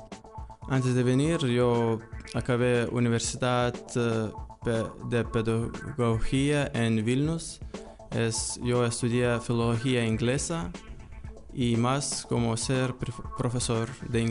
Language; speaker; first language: Spanish; non-native, learner; Lithuanian